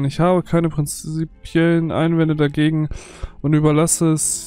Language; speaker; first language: German; native; German